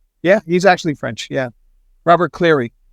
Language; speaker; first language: English; native; English